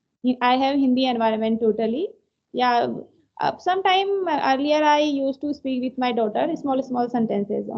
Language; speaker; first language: English; non-native, learner; Hindi